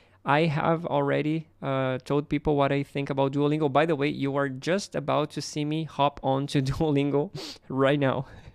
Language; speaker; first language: English; non-native, fluent; Portuguese